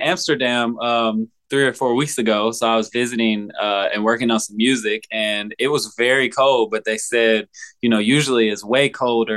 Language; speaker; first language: English; native; English